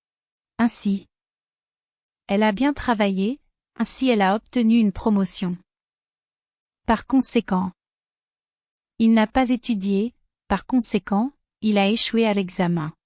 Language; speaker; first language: French; non-native, fluent; Spanish